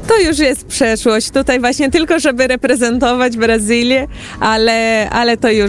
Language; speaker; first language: Polish; early bilingual, heritage; Portuguese